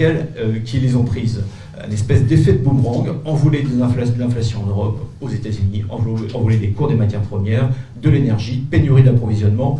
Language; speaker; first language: French; native; French